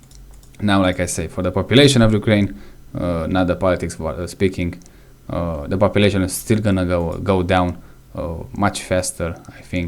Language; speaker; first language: English; non-native, fluent; Romanian